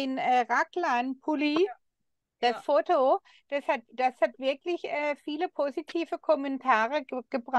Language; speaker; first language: German; native; German